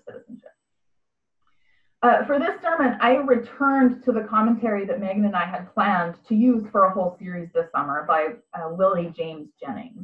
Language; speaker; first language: English; native; English